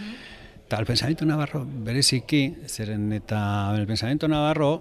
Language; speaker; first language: Basque; non-native, local second language; Spanish